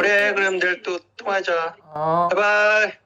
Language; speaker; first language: Korean; native; Korean